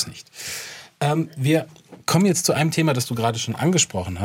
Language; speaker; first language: German; native; German